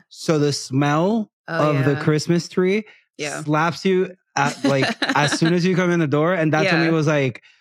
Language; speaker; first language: English; non-native, fluent; Spanish